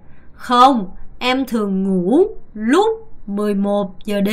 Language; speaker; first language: Vietnamese; non-native, fluent; Korean